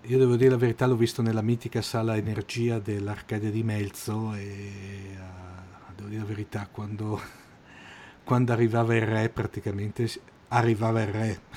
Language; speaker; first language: Italian; native; Italian